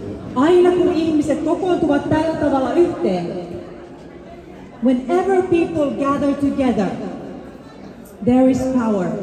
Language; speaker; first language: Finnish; early bilingual, other home language; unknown